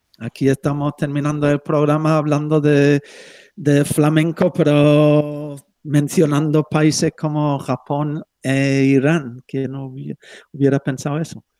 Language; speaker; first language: Spanish; non-native, fluent; English